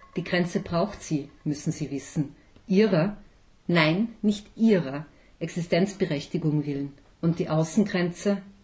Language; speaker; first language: German; native; German